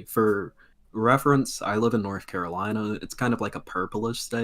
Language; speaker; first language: English; native; English